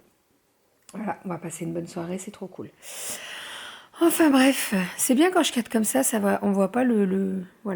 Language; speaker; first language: French; native; French